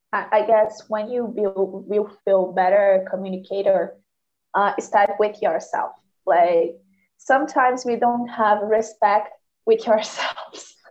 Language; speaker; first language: English; non-native, learner; Portuguese